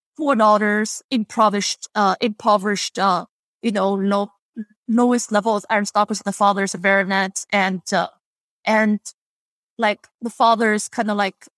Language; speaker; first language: English; non-native, fluent; Chinese